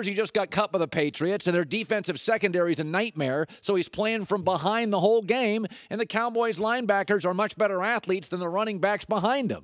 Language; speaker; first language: English; native; English